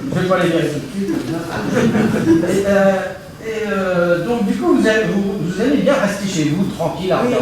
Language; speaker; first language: French; native; French